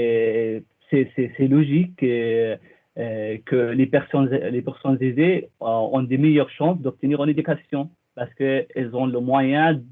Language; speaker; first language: French; non-native, fluent; Arabic